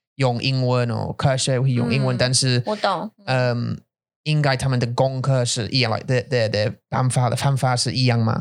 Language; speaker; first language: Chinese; non-native, learner; English